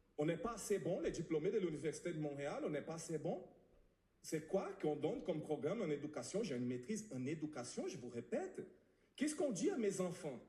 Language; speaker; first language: French; non-native, fluent; Portuguese